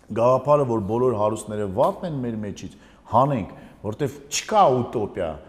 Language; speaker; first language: Armenian; native; Armenian